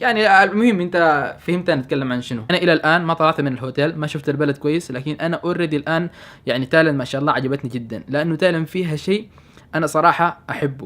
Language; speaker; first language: Arabic; native; Arabic